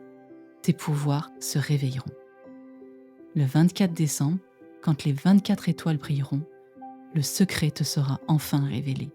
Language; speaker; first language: French; native; French